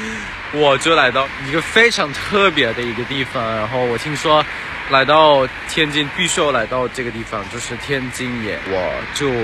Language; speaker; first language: Chinese; non-native, fluent; Thai